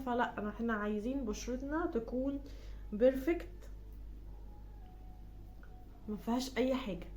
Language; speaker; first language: Arabic; native; Arabic